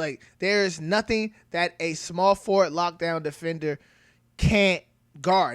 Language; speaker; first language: English; native; English